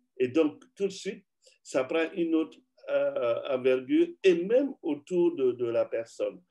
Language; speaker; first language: French; non-native, local second language; Bambara